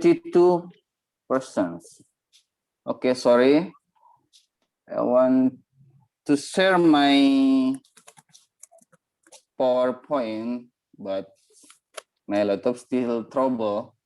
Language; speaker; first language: English; non-native, learner; Indonesian